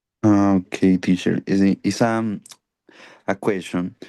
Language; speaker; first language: English; non-native, learner; Spanish